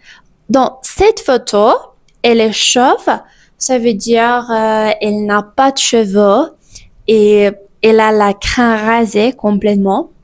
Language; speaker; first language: French; non-native, fluent; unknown